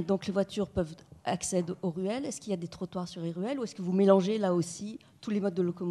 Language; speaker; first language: French; native; French